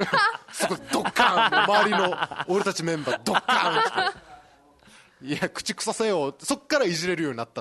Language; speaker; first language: Japanese; native; Japanese